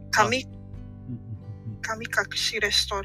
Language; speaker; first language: Japanese; non-native, learner; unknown